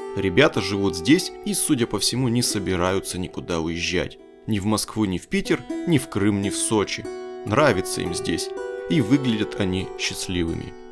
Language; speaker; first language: Russian; native; Russian